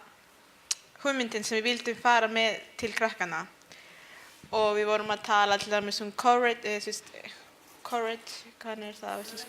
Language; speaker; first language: Icelandic; early bilingual, other home language; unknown